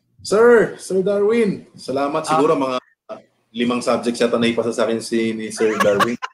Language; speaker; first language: Filipino; native; Filipino